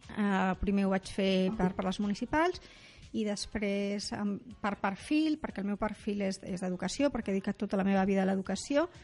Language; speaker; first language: Catalan; native; Catalan